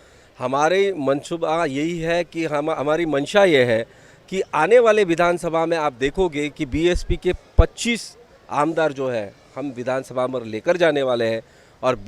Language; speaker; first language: Hindi; non-native, local second language; Marathi